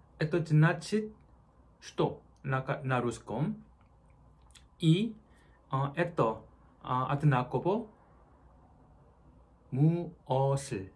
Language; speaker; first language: Russian; non-native, learner; Korean